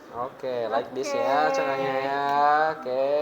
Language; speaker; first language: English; non-native, fluent; Indonesian